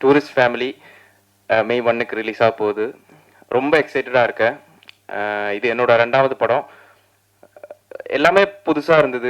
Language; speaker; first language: Tamil; non-native, fluent; Malayalam